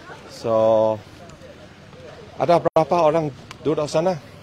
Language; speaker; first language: Malay; non-native, local second language; Chinese